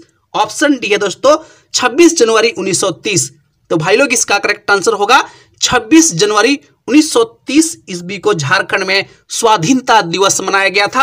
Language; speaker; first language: Hindi; native; Hindi